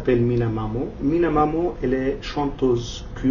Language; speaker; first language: French; non-native, learner; Kurdish